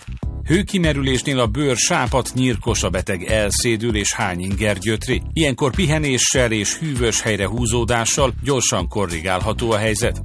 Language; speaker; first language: Hungarian; native; Hungarian